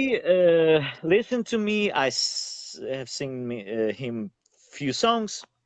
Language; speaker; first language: English; non-native, learner; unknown